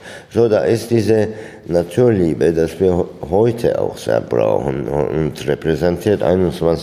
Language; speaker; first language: German; non-native, fluent; Turkish